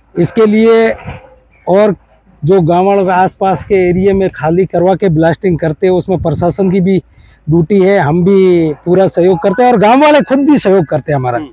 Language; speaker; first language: Hindi; native; Hindi